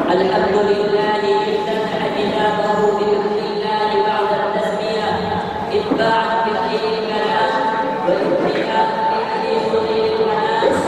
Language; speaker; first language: Arabic; non-native, learner; Urdu